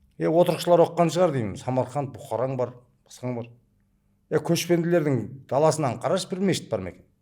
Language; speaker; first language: Kazakh; early bilingual, heritage; Kazakh